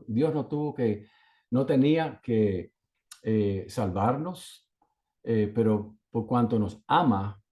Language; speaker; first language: Spanish; native; Spanish